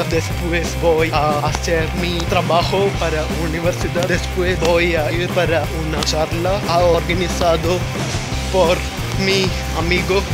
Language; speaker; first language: Spanish; non-native, learner; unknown